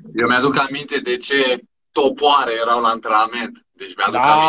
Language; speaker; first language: Romanian; native; Romanian